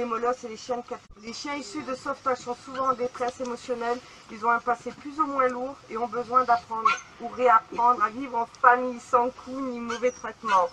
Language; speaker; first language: French; native; French